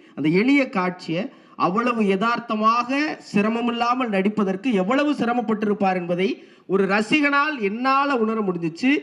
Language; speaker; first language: Tamil; native; Tamil